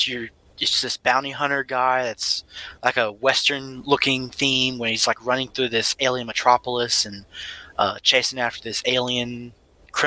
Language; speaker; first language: English; native; English